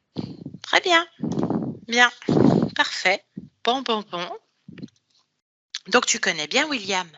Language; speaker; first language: French; native; French